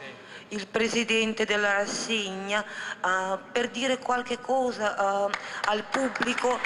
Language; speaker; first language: Italian; non-native, fluent; Russian